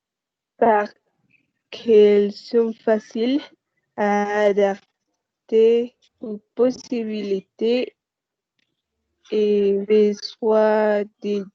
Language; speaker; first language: French; non-native, learner; Spanish